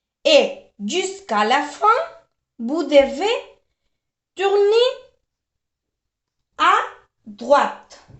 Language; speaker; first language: French; non-native, fluent; Spanish